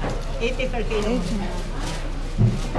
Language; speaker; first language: English; non-native, local second language; Cebuano